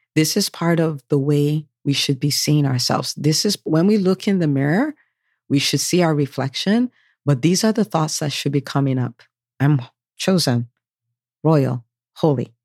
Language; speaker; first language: English; native; English